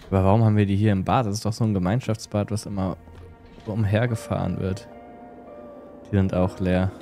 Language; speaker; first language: German; native; German